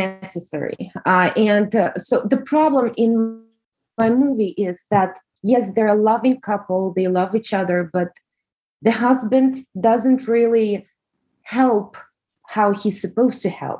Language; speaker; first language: English; non-native, fluent; Russian